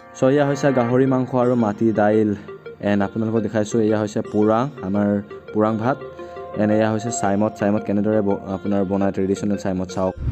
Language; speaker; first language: Assamese; non-native, local second language; Mising